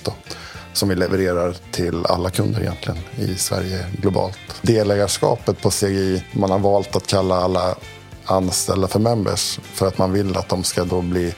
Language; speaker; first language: Swedish; native; Swedish